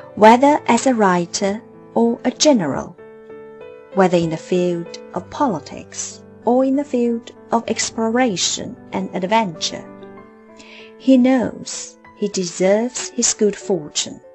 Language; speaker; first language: English; non-native, fluent; Chinese